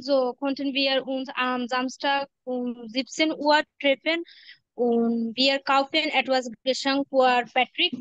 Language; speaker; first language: German; non-native, learner; Bangla